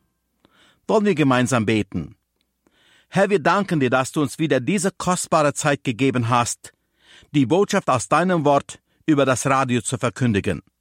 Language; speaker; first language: German; early bilingual, heritage; German